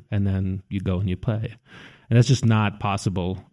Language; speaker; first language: English; early bilingual, other home language; Russian